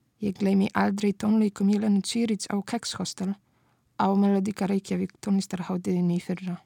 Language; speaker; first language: Icelandic; non-native, fluent; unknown